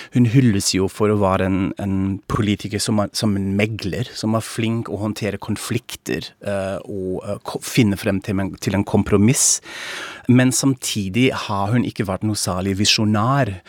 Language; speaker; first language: Norwegian; non-native, fluent; German